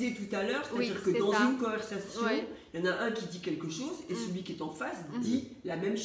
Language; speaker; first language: French; native; French